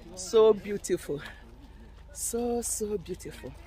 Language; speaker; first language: English; non-native, local second language; Igbo